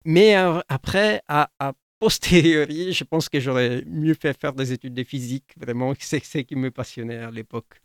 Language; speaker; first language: French; non-native, fluent; Italian